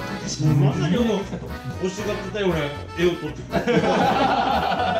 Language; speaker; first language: Japanese; native; Japanese